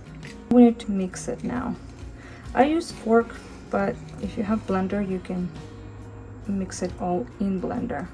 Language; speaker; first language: English; non-native, fluent; Russian